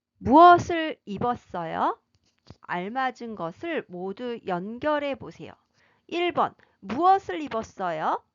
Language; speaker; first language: Korean; native; Korean